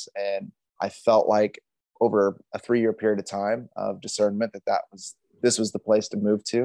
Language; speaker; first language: English; native; English